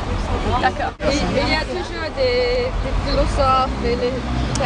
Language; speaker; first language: French; non-native, learner; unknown